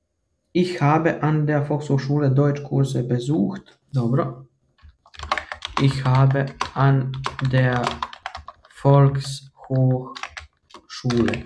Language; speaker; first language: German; non-native, fluent; Croatian